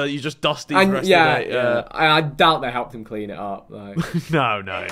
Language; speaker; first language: English; native; English